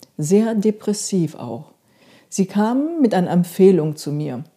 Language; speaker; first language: German; non-native, fluent; Korean